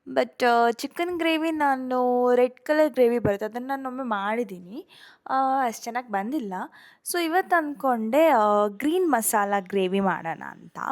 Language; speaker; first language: Kannada; non-native, local second language; Konkani